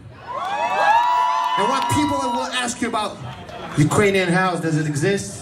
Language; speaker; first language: English; non-native, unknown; Russian